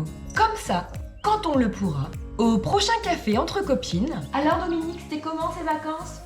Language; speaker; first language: French; native; French